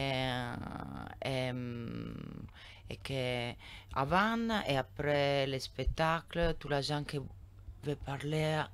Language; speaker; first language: French; non-native, learner; Italian